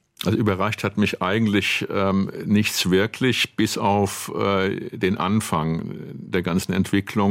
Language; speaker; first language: German; native; German